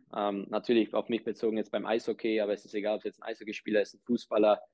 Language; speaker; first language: German; early bilingual, other home language; Czech